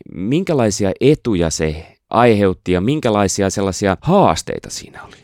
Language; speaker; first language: Finnish; native; Finnish